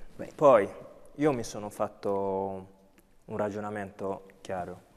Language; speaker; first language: Italian; early bilingual, other home language; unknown